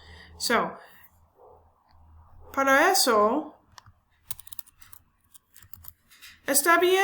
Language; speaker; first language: Spanish; non-native, learner; English